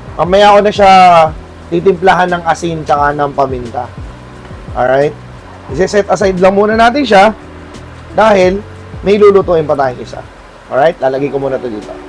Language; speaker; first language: Filipino; native; Filipino